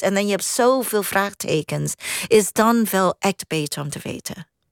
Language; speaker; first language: Dutch; non-native, fluent; Cantonese